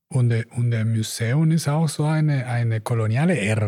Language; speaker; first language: German; non-native, learner; Spanish